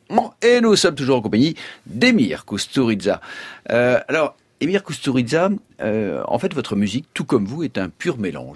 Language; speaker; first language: French; native; French